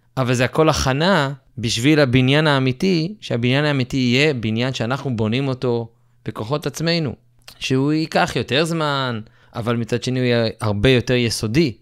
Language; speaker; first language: Hebrew; native; Hebrew